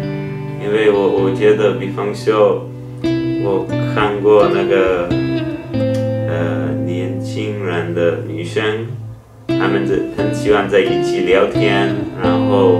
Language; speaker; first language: Chinese; non-native, fluent; Czech